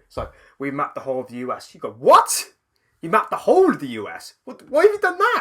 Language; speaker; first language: English; native; English